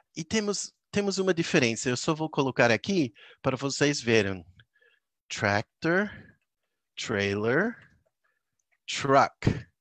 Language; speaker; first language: Portuguese; non-native, fluent; English